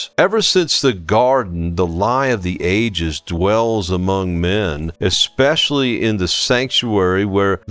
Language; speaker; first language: English; native; English